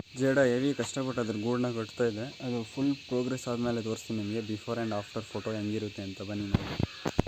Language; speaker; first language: Kannada; non-native, local second language; Kodava